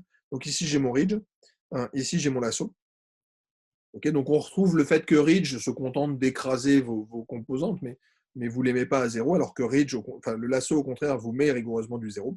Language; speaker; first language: French; native; French